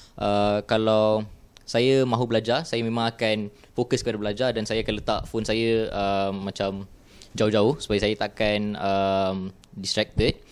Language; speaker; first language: Malay; native; Malay